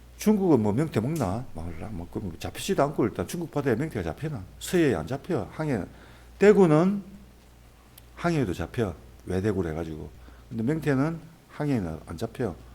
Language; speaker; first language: Korean; native; Korean